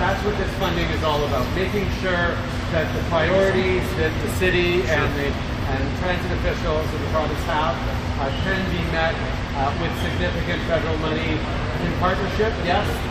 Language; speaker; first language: English; early bilingual, other home language; French